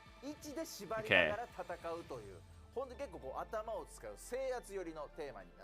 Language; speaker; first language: Japanese; native; Japanese